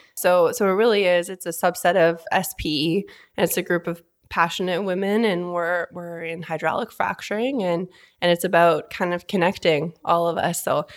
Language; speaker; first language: English; native; English